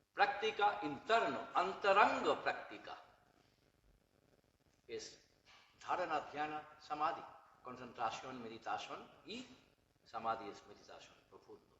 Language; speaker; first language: Spanish; non-native, learner; Bangla